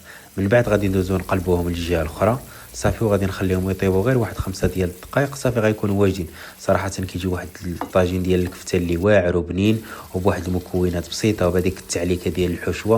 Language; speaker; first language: Arabic; native; Arabic